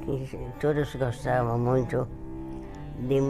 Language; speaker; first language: Portuguese; non-native, fluent; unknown